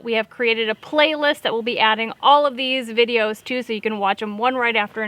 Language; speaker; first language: English; native; English